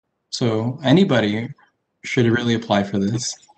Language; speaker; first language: English; early bilingual, other home language; Spanish